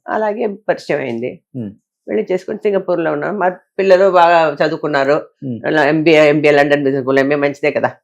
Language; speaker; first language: Telugu; native; Telugu